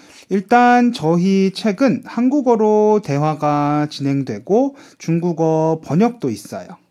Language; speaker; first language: Korean; native; Korean